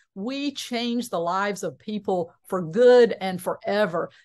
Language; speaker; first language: English; native; English